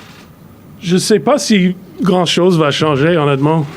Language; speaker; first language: French; non-native, fluent; English